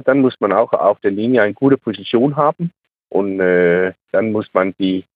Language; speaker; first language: German; non-native, learner; Danish